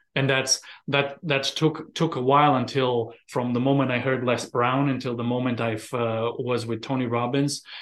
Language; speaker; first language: English; non-native, fluent; Romanian